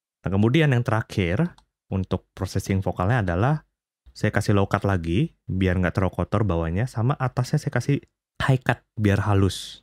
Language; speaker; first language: Indonesian; native; Indonesian